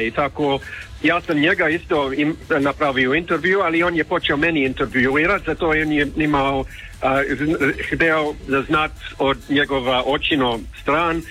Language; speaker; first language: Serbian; early bilingual, heritage; Croatian